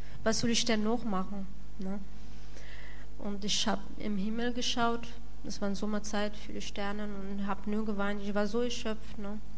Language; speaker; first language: German; non-native, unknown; French